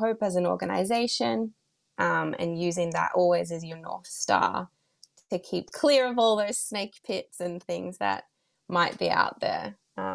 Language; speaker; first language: English; native; English